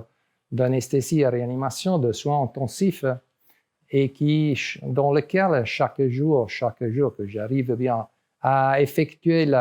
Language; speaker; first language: French; non-native, learner; Italian